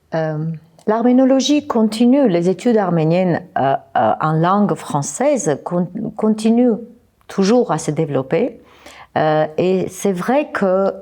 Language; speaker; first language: French; non-native, fluent; Armenian